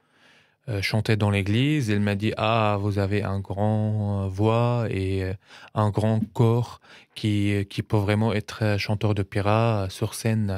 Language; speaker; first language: French; non-native, fluent; Arabic